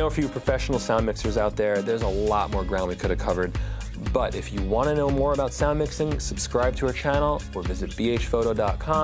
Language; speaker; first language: English; native; English